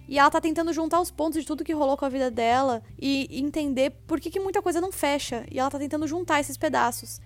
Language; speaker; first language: Portuguese; native; Portuguese